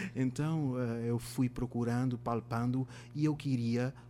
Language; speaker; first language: Portuguese; non-native, local second language; Kabuverdianu